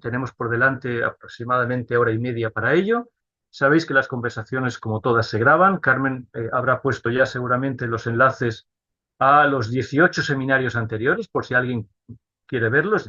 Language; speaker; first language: Spanish; native; Spanish